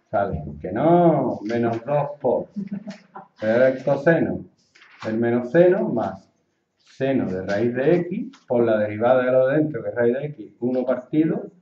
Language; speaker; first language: Spanish; native; Spanish